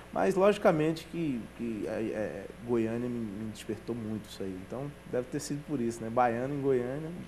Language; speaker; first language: Portuguese; native; Portuguese